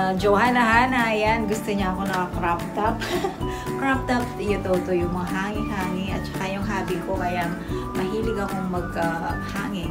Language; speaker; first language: Filipino; non-native, local second language; Pampanga